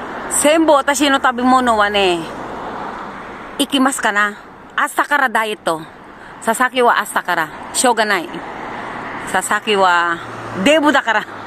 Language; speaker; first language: Japanese; non-native, learner; Filipino